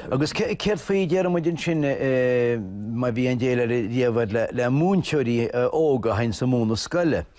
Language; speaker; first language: Irish; native; Irish